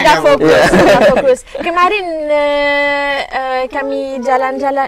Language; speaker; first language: Indonesian; non-native, learner; French